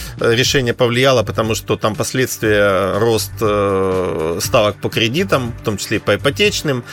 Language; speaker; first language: Russian; native; Russian